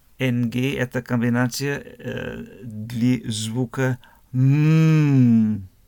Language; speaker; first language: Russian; non-native, learner; German